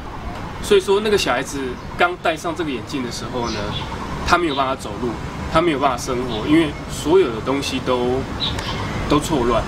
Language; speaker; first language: Chinese; native; Chinese